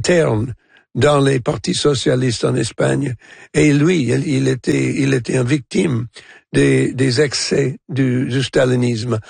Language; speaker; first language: French; non-native, local second language; English